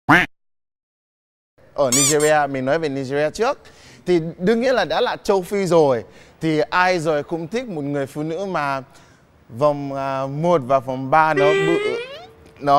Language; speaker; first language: Vietnamese; non-native, fluent; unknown